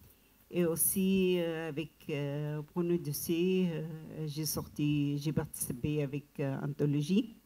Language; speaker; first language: French; non-native, learner; Arabic